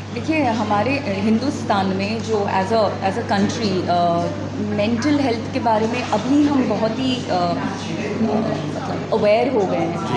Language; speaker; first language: Hindi; non-native, local second language; Bangla